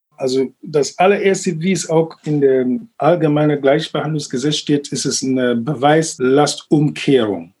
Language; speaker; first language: German; non-native, fluent; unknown